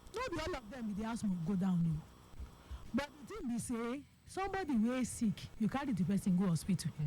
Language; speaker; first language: Nigerian Pidgin; non-native, local second language; Yoruba